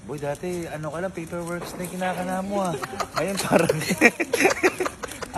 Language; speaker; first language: Filipino; native; Filipino